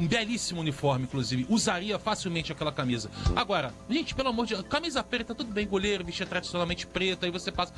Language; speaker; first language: Portuguese; native; Portuguese